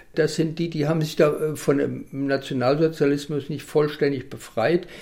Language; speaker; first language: German; native; German